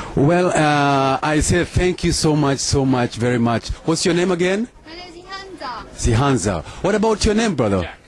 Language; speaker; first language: English; non-native, local second language; Luo (Kenya and Tanzania)